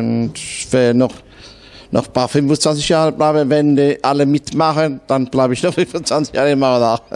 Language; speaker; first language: German; non-native, fluent; Italian